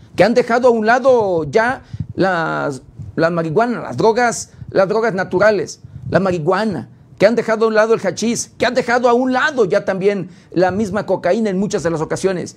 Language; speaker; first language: Spanish; native; Spanish